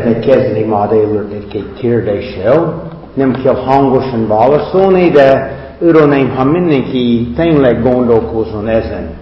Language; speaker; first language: Hungarian; non-native, fluent; English